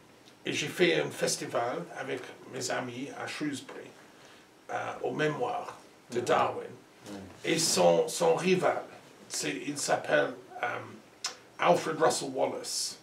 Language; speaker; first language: French; non-native, learner; English